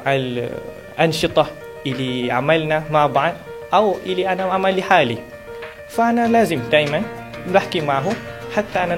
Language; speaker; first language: Arabic; non-native, fluent; Malay